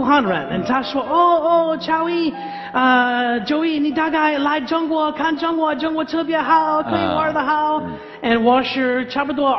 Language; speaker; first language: Chinese; non-native, learner; English